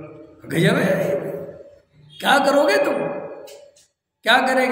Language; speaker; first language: Hindi; native; Hindi